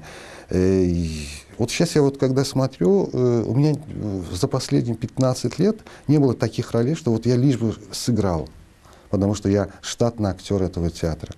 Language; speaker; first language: Russian; non-native, local second language; Azerbaijani